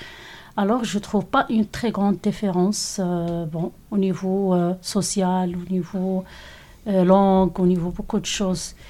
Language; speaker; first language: French; non-native, local second language; Arabic